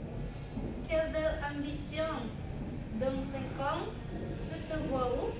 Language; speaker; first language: French; non-native, learner; Indonesian